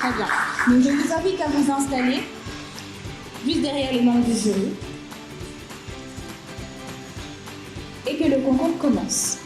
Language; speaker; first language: French; native; French